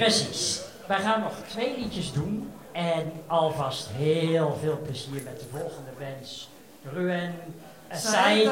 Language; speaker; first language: Dutch; native; Dutch